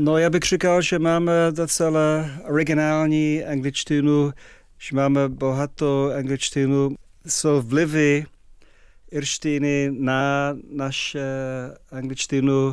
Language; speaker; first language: Czech; non-native, fluent; English